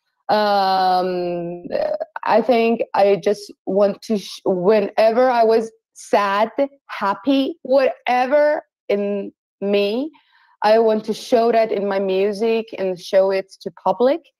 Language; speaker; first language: English; non-native, fluent; Persian